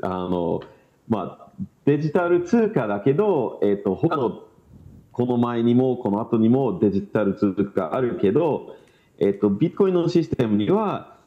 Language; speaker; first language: Japanese; non-native, learner; English